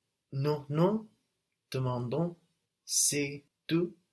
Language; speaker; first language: French; non-native, learner; English